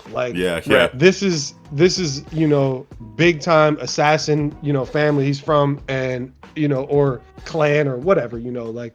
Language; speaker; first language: English; native; English